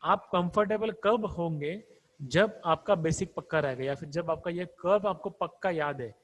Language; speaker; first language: Hindi; non-native, local second language; Marathi